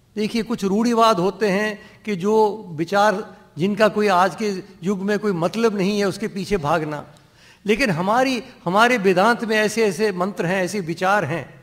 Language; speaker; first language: Hindi; non-native, local second language; Dogri